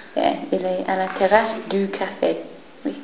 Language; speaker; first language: French; non-native, fluent; English